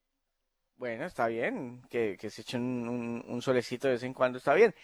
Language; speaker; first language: Spanish; native; Spanish